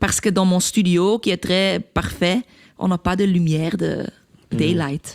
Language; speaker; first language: French; non-native, local second language; Dutch